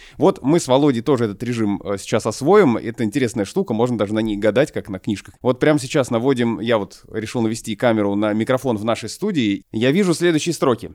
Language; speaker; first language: Russian; native; Russian